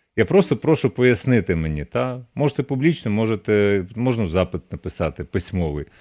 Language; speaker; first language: Ukrainian; native; Ukrainian